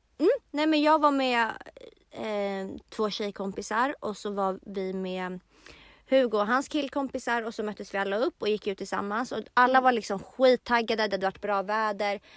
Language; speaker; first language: Swedish; native; Swedish